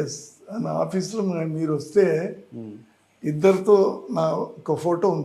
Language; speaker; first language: Telugu; non-native, learner; Tamil